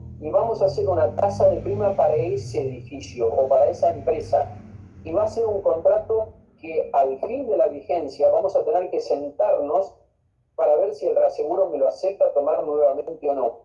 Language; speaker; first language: Spanish; native; Spanish